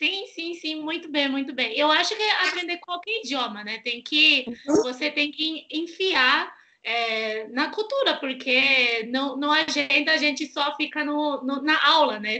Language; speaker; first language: Portuguese; non-native, fluent; Chinese